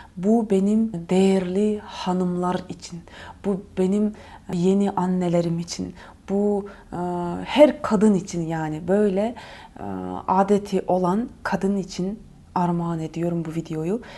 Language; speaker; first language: Turkish; non-native, fluent; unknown